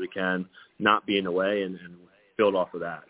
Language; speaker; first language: English; native; English